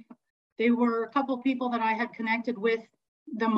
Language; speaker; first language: English; native; English